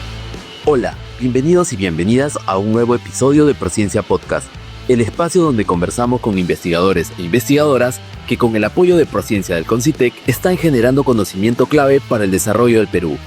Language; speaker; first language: Spanish; native; Spanish